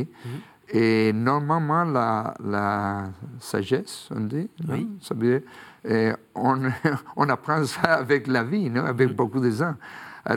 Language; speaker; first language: French; non-native, fluent; Spanish